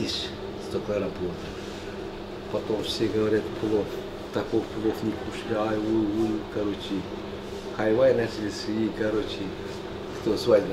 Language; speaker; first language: Russian; non-native, local second language; Uzbek